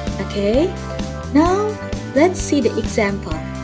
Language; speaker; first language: English; non-native, fluent; Indonesian